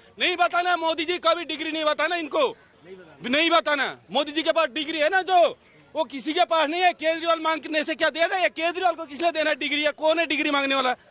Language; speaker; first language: Hindi; non-native, local second language; Assamese